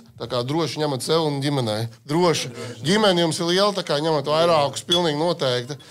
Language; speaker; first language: Latvian; native; Latvian